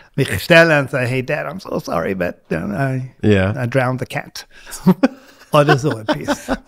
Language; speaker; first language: German; non-native, learner; English